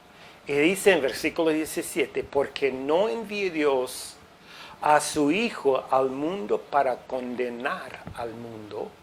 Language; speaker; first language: Spanish; non-native, fluent; English